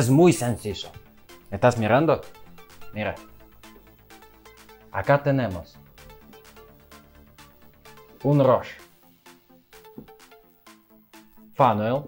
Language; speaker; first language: Spanish; non-native, learner; Russian